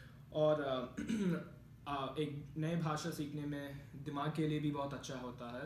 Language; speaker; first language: Hindi; non-native, learner; Malayalam